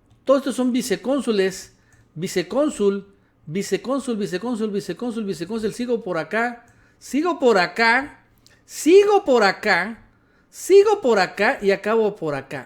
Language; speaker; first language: Spanish; native; Spanish